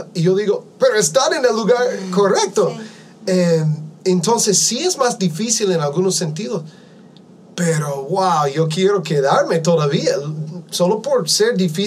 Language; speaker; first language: Spanish; non-native, fluent; English